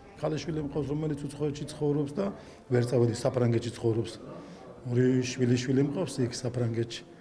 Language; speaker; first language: Georgian; native; Georgian